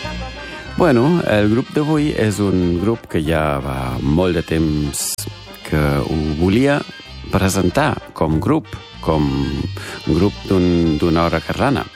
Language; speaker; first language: Catalan; non-native, fluent; German